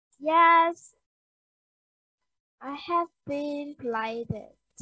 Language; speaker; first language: English; non-native, learner; Vietnamese